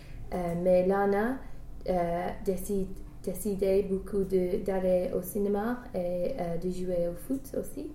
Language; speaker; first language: French; non-native, learner; English